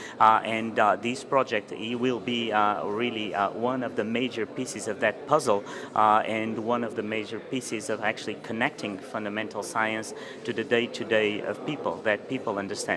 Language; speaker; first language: English; non-native, fluent; Portuguese